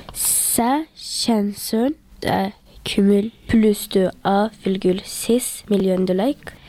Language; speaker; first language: French; non-native, learner; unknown